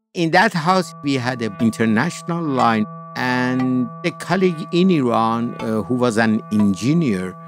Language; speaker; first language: English; non-native, fluent; Persian